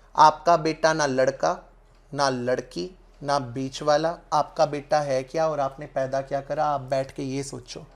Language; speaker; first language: Hindi; non-native, local second language; Punjabi